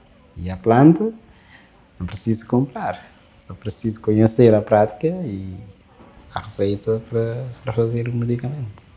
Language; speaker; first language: Portuguese; non-native, local second language; Kabuverdianu